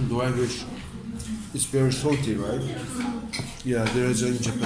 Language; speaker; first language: English; non-native, learner; Japanese